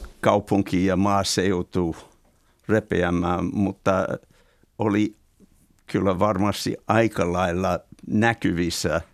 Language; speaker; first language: Finnish; non-native, fluent; English